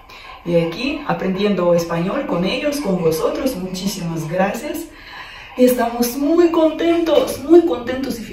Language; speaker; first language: Spanish; non-native, fluent; Russian